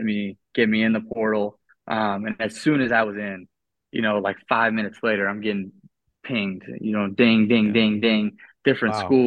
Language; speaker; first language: English; native; English